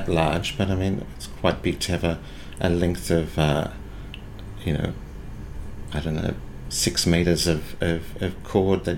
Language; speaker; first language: English; native; English